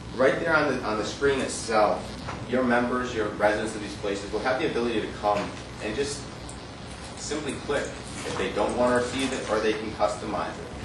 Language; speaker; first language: English; native; English